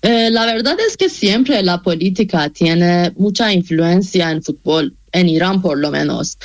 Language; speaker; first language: Spanish; non-native, fluent; Persian